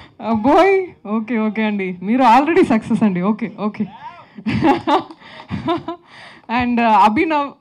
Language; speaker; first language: Telugu; non-native, local second language; Tamil